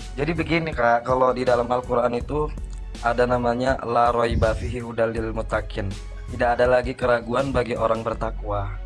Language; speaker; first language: Indonesian; native; Indonesian